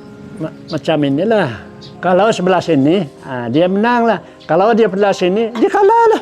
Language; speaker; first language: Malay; non-native, local second language; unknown